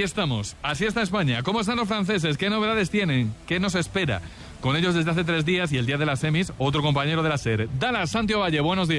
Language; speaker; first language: Spanish; native; Spanish